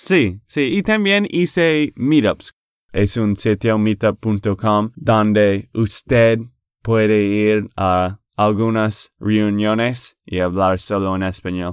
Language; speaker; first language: Spanish; non-native, fluent; English